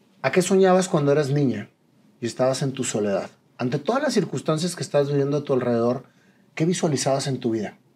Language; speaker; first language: Spanish; native; Spanish